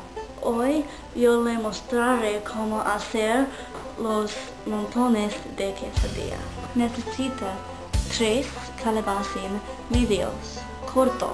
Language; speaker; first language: Spanish; non-native, learner; English